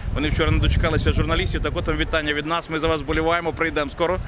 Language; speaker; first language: Ukrainian; native; Ukrainian